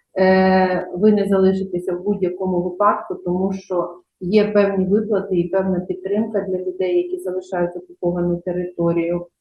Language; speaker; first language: Ukrainian; native; Ukrainian